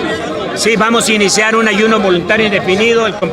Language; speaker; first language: Spanish; native; Spanish